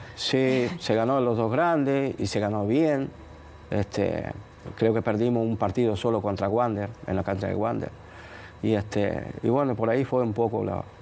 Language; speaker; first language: Spanish; native; Spanish